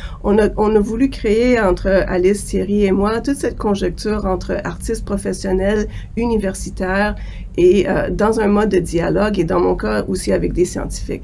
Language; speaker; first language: French; native; French